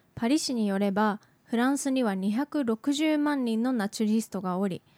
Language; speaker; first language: Japanese; native; Japanese